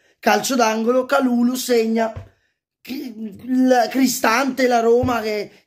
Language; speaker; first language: Italian; native; Italian